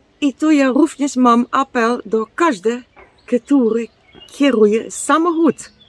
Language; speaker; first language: Polish; non-native, learner; Dutch